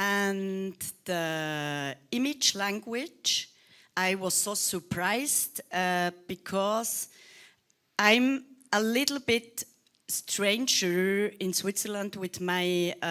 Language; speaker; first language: English; non-native, learner; Swiss German